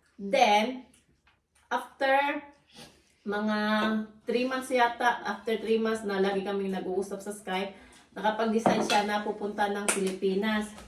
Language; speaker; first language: Filipino; native; Filipino